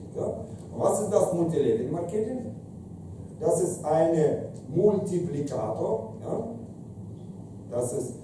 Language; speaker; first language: German; non-native, fluent; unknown